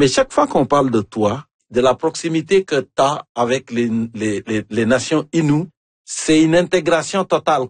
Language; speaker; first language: French; native; French